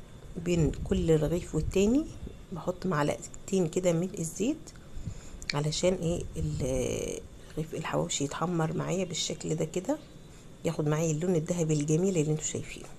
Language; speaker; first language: Arabic; native; Arabic